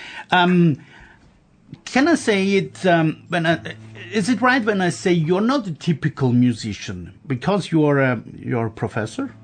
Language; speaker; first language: English; non-native, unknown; German